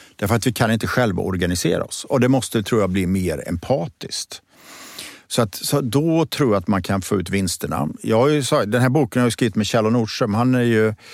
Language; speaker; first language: Swedish; native; Swedish